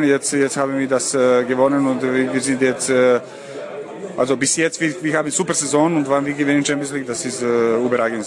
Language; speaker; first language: German; non-native, learner; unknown